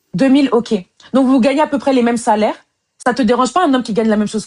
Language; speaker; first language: French; native; French